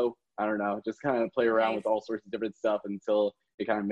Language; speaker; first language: English; native; English